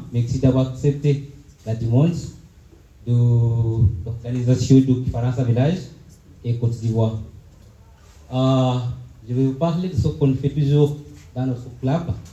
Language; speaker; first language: French; non-native, fluent; Swahili